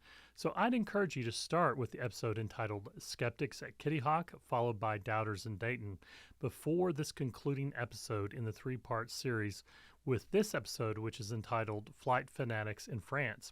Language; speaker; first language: English; native; English